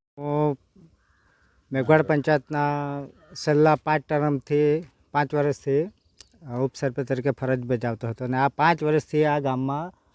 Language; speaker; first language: Gujarati; native; Gujarati